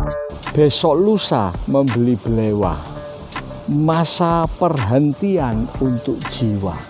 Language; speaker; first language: Indonesian; native; Indonesian